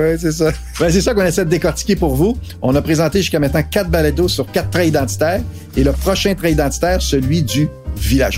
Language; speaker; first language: French; native; French